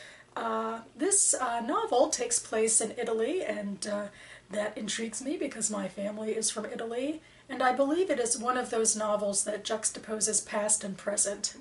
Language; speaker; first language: English; native; English